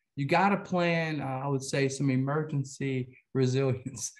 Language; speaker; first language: English; native; English